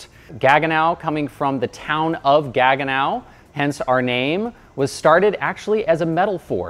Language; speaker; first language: English; native; English